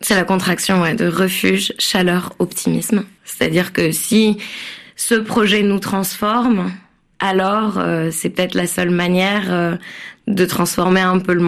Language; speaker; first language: French; native; French